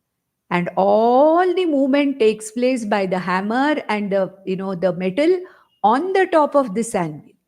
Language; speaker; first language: English; non-native, local second language; Konkani